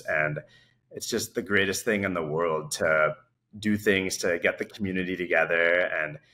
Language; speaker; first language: English; native; English